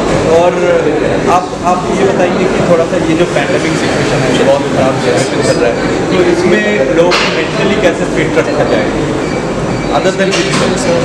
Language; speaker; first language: Hindi; native; Hindi